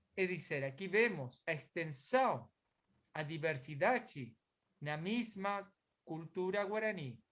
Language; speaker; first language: Portuguese; non-native, fluent; Spanish